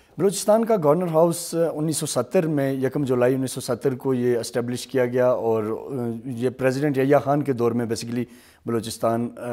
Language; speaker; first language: Urdu; native; Urdu